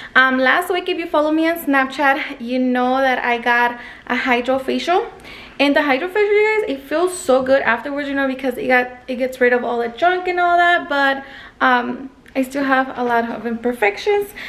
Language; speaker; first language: English; early bilingual, other home language; Spanish